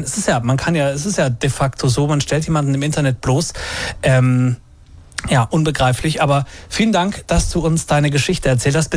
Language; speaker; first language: German; native; German